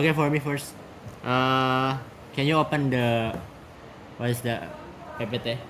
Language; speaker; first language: English; non-native, fluent; Indonesian